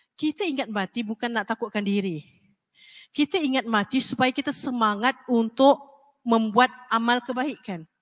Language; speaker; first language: Malay; native; Malay